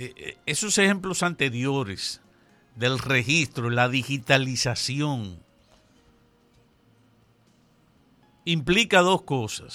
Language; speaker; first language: Spanish; native; Spanish